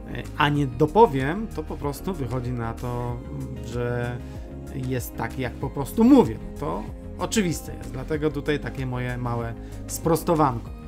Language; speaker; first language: Polish; native; Polish